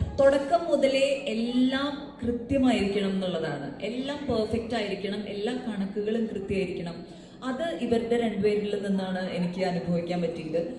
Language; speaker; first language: Malayalam; native; Malayalam